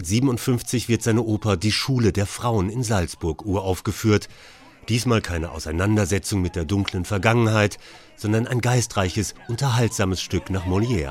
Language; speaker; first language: German; native; German